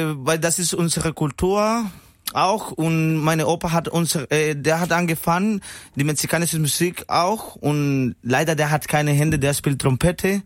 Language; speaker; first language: German; non-native, learner; Spanish